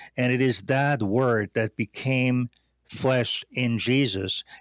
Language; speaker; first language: English; non-native, fluent; German